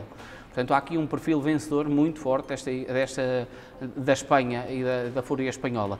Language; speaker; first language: Portuguese; native; Portuguese